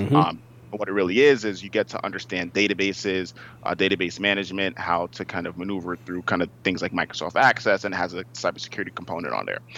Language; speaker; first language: English; native; English